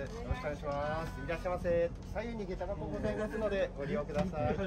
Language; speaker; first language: Japanese; native; Japanese